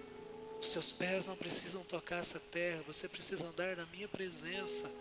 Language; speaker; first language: Portuguese; native; Portuguese